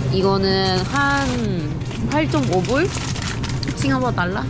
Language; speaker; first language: Korean; non-native, fluent; English